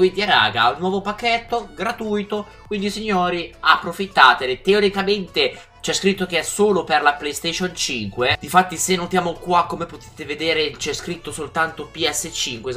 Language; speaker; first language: Italian; native; Italian